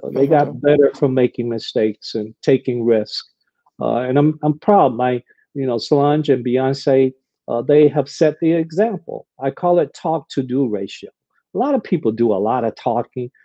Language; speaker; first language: English; native; English